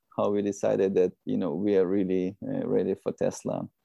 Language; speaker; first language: English; non-native, fluent; Russian